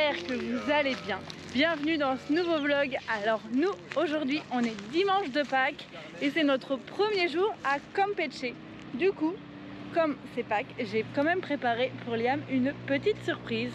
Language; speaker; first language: French; native; French